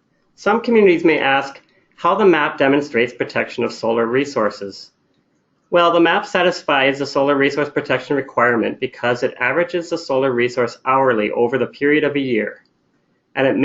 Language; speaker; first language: English; native; English